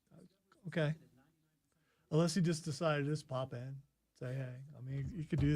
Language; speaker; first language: English; native; English